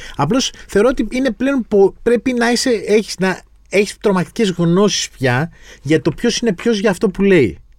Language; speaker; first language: Greek; native; Greek